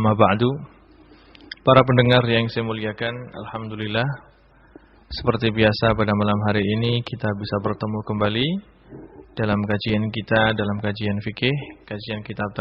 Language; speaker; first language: Indonesian; native; Indonesian